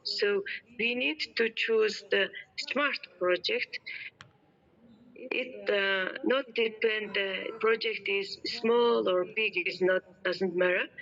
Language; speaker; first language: English; non-native, learner; Mongolian